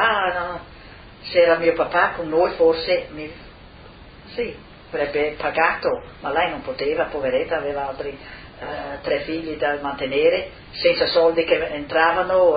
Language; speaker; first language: Italian; non-native, local second language; Friulian